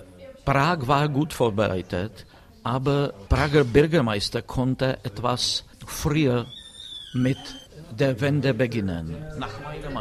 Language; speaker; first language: German; non-native, fluent; Czech